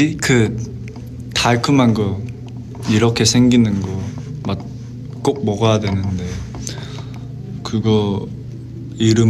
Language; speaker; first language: Korean; non-native, fluent; Chinese